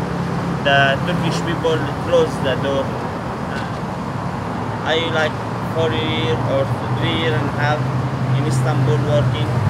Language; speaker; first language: English; non-native, learner; Arabic